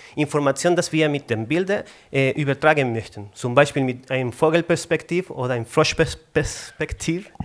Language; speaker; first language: German; non-native, fluent; Spanish